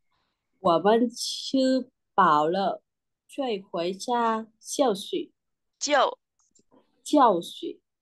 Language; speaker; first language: Chinese; non-native, learner; Vietnamese